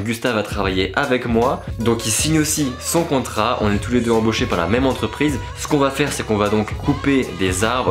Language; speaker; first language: French; native; French